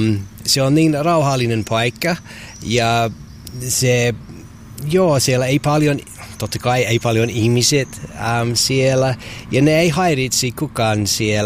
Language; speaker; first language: Finnish; non-native, learner; English